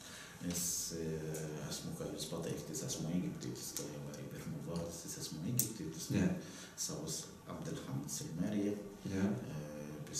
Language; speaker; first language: Latvian; non-native, learner; Arabic